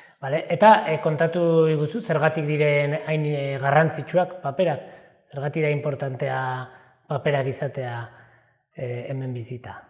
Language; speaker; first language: Basque; native; Basque